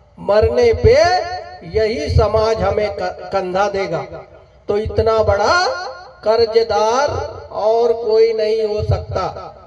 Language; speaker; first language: Hindi; non-native, local second language; Gondi